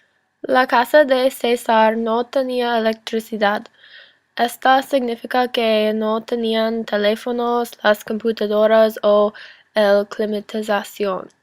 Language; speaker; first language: Spanish; non-native, learner; English